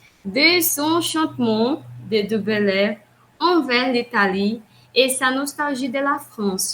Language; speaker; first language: French; non-native, learner; Portuguese